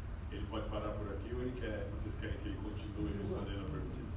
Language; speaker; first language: Portuguese; native; Portuguese